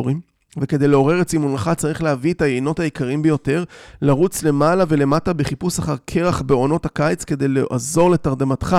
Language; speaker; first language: Hebrew; native; Hebrew